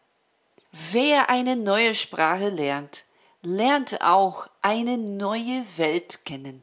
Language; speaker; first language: German; non-native, fluent; Portuguese